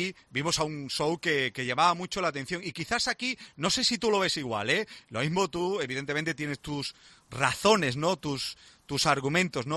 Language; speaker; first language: Spanish; native; Spanish